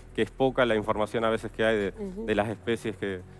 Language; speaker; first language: Spanish; native; Spanish